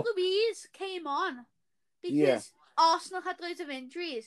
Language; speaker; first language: English; native; English